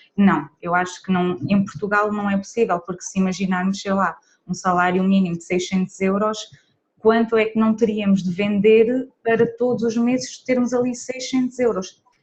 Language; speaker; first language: Portuguese; native; Portuguese